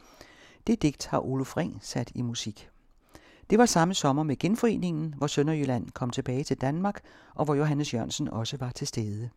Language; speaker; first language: Danish; native; Danish